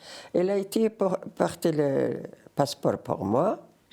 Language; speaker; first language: French; non-native, learner; Riffian